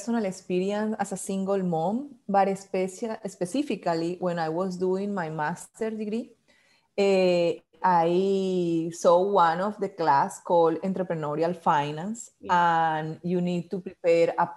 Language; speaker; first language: English; non-native, fluent; Spanish